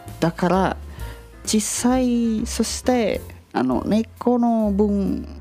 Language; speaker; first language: Japanese; non-native, learner; Indonesian